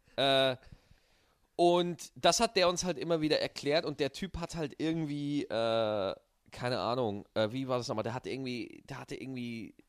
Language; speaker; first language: German; native; German